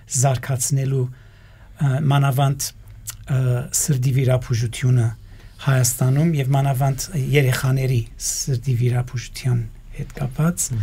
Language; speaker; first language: Armenian; early bilingual, heritage; Armenian